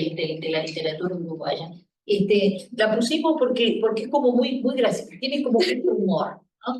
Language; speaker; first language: Spanish; native; Spanish